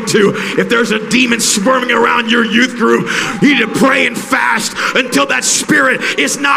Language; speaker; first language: English; native; English